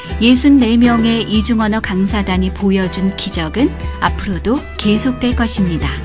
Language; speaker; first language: Korean; native; Korean